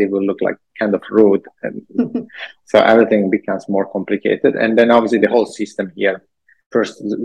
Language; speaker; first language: English; non-native, fluent; Italian